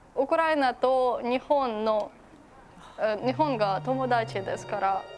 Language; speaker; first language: Japanese; non-native, learner; Russian